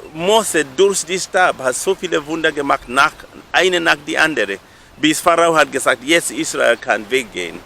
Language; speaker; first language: German; non-native, learner; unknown